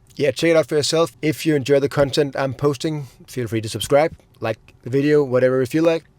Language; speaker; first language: English; non-native, fluent; Danish